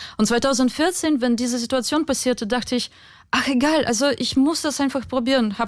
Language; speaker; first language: German; non-native, fluent; Ukrainian